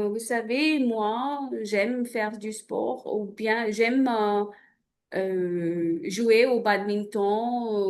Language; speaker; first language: French; non-native, fluent; Hindi